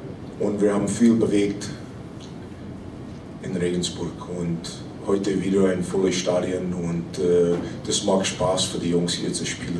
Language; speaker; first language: German; non-native, fluent; English